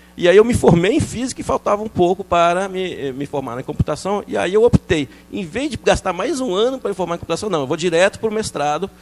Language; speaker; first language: Portuguese; early bilingual, other home language; French